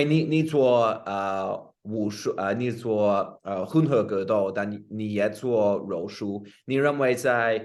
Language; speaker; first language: Chinese; non-native, fluent; English